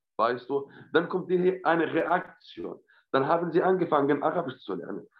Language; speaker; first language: German; non-native, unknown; Arabic